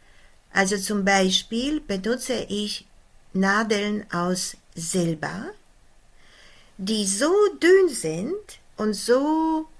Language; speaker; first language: German; non-native, fluent; Polish